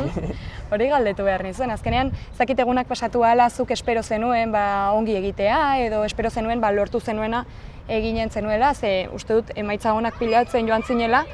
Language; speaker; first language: Basque; native; Basque